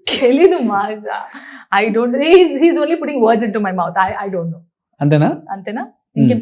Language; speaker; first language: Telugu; non-native, learner; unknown